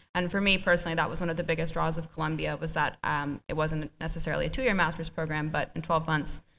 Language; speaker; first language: English; native; English